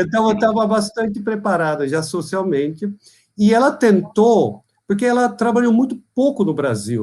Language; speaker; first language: Portuguese; non-native, fluent; Dutch